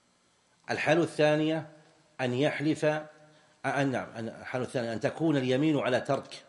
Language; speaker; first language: Arabic; native; Arabic